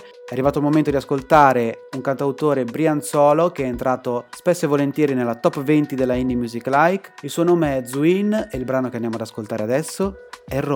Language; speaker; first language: Italian; native; Italian